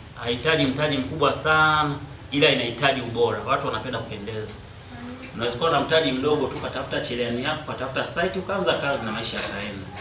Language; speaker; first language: Swahili; native; Swahili